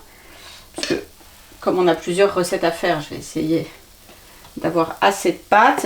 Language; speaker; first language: French; native; French